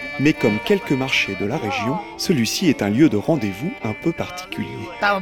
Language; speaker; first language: French; native; French